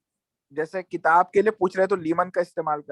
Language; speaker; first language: Urdu; native; Urdu